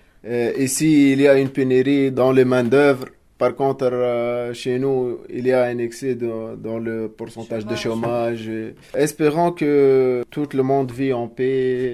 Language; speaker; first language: French; non-native, local second language; Arabic